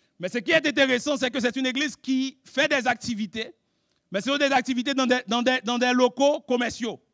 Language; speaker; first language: French; non-native, local second language; Haitian Creole